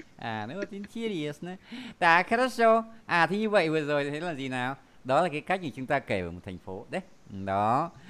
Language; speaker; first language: Vietnamese; native; Vietnamese